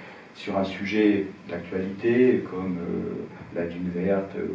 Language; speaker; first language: French; native; French